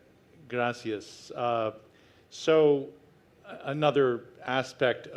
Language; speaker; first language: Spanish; non-native, fluent; Portuguese